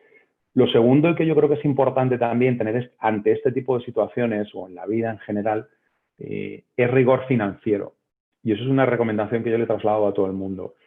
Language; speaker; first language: Spanish; native; Spanish